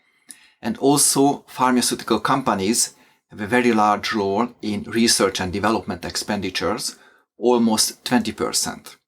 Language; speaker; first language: English; non-native, fluent; Hungarian